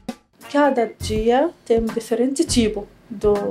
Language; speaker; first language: Portuguese; non-native, learner; Arabic